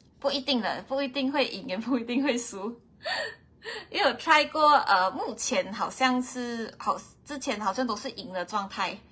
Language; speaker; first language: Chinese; native; Chinese